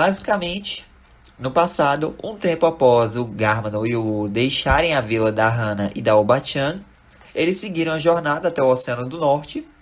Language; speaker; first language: Portuguese; native; Portuguese